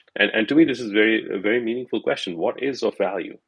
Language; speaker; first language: English; non-native, local second language; Hindi